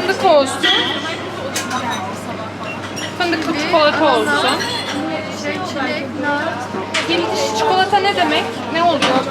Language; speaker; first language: Turkish; non-native, learner; Bosnian